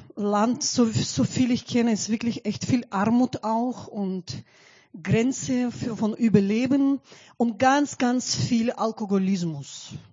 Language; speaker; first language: German; non-native, fluent; Russian